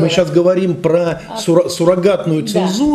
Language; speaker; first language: Russian; native; Russian